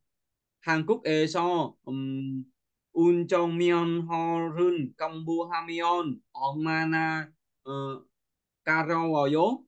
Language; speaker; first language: Korean; non-native, learner; Vietnamese